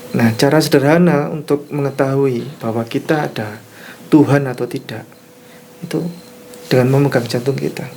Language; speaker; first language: Indonesian; native; Indonesian